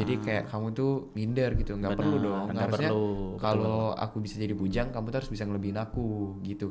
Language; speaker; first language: Indonesian; native; Indonesian